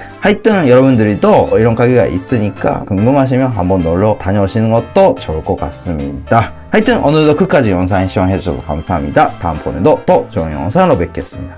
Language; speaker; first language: Korean; non-native, fluent; Japanese